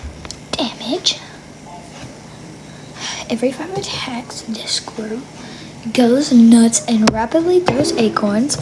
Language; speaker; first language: English; native; English